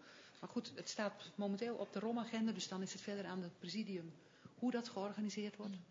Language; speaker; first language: Dutch; native; Dutch